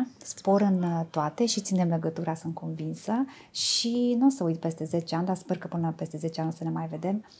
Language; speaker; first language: Romanian; native; Romanian